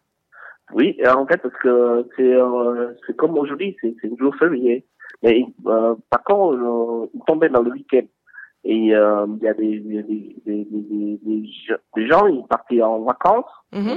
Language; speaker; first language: French; non-native, learner; Vietnamese